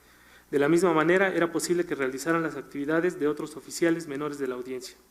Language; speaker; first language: Spanish; native; Spanish